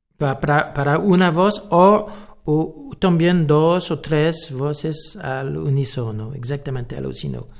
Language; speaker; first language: Spanish; non-native, learner; French